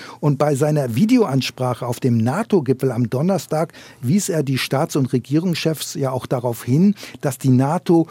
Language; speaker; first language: German; native; German